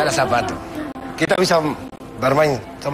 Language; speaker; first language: Indonesian; non-native, fluent; Spanish